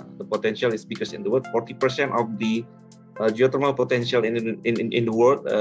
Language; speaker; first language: English; non-native, fluent; Indonesian